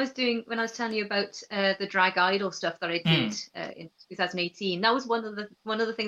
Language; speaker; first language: English; native; English